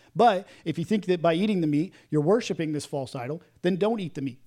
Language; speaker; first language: English; native; English